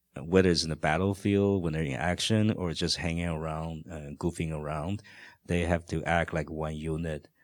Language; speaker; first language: English; non-native, fluent; Chinese